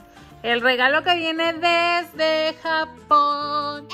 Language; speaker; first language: Spanish; native; Spanish